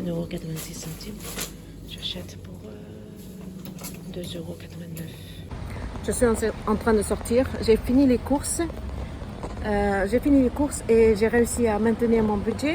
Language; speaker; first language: French; non-native, learner; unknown